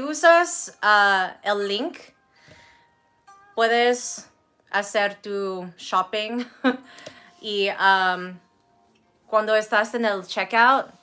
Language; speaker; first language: Spanish; non-native, learner; English